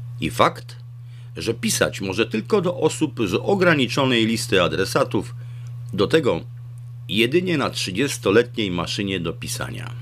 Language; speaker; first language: Polish; native; Polish